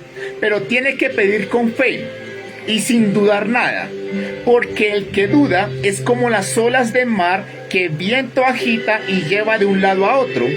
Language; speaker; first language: Spanish; native; Spanish